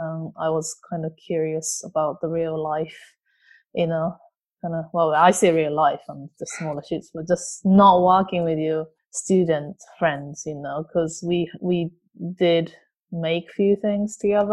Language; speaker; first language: English; non-native, fluent; Japanese